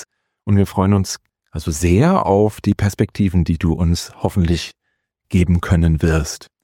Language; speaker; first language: German; native; German